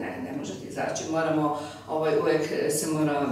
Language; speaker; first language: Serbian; early bilingual, heritage; Serbian